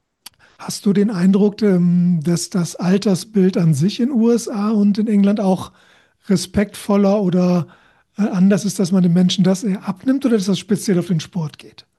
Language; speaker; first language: German; native; German